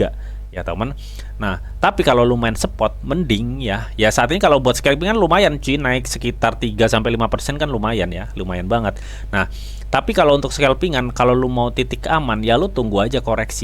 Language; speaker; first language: Indonesian; native; Indonesian